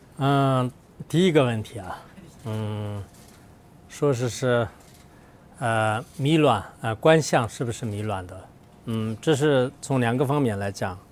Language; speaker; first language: Chinese; non-native, local second language; Tibetan